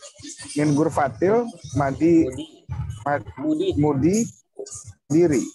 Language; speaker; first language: Arabic; non-native, learner; Indonesian